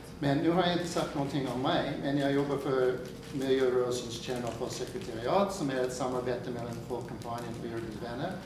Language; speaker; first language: Swedish; non-native, fluent; English